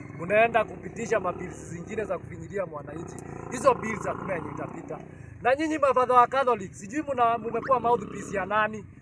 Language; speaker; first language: Swahili; non-native, local second language; Kikuyu